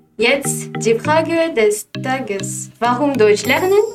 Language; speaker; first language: German; non-native, learner; Malagasy